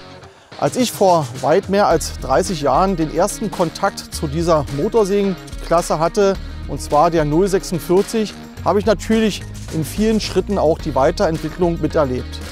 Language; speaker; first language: German; native; German